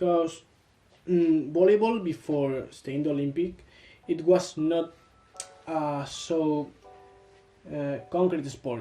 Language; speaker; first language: English; non-native, learner; Spanish